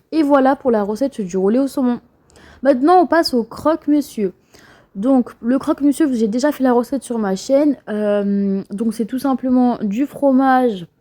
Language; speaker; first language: French; native; French